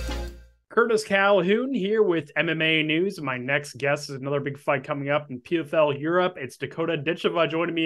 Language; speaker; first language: English; native; English